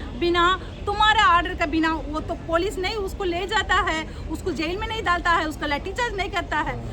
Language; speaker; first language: Hindi; non-native, local second language; Tamil